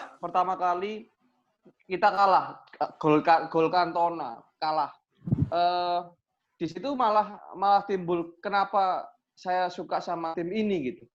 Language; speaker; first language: Indonesian; native; Indonesian